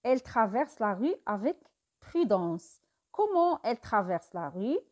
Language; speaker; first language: French; non-native, local second language; Arabic